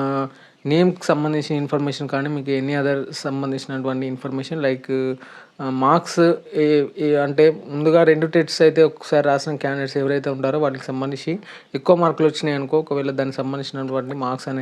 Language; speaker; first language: Telugu; native; Telugu